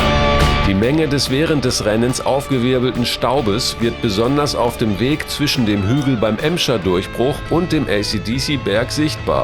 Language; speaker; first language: German; native; German